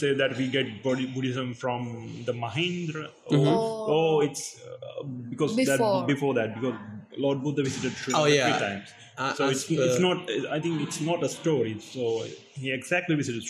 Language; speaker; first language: English; non-native, local second language; Sinhala